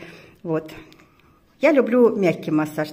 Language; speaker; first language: Russian; native; Russian